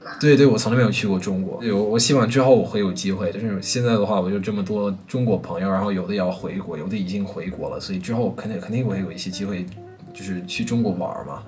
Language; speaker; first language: Chinese; non-native, fluent; English